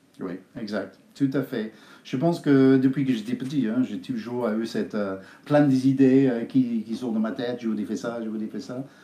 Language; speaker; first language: French; non-native, fluent; English